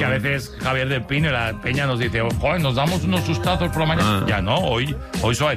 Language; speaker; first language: Spanish; native; Spanish